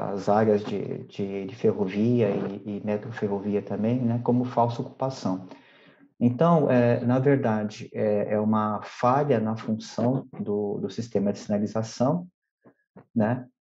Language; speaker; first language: Portuguese; native; Portuguese